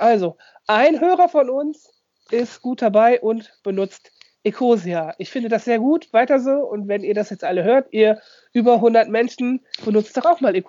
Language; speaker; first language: German; native; German